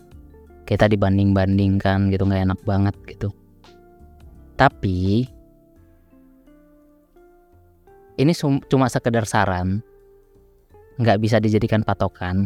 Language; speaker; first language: Indonesian; native; Indonesian